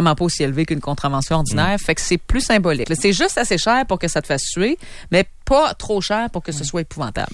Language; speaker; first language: French; native; French